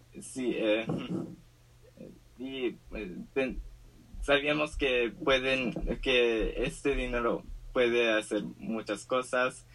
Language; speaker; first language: Spanish; early bilingual, heritage; Spanish